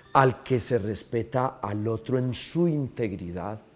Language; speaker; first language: Spanish; native; Spanish